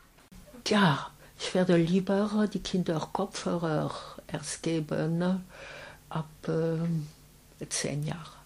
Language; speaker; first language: German; non-native, fluent; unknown